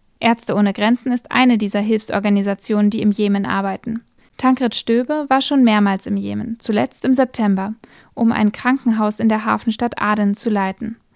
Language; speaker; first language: German; native; German